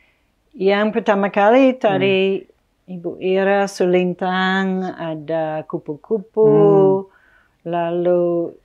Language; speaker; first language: Indonesian; non-native, fluent; English